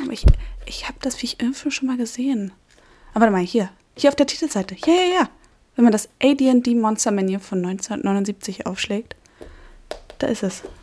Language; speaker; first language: German; native; German